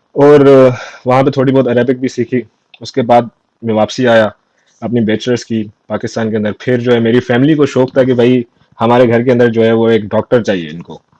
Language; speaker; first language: Urdu; non-native, local second language; Sindhi